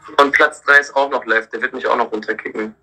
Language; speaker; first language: German; native; German